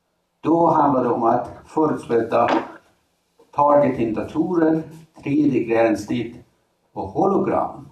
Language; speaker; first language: Swedish; non-native, fluent; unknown